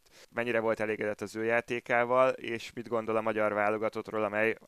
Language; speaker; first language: Hungarian; native; Hungarian